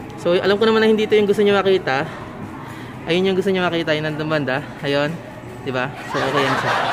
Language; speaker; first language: Filipino; native; Filipino